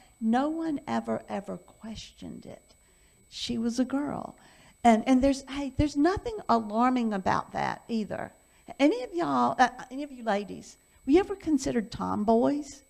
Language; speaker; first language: English; native; English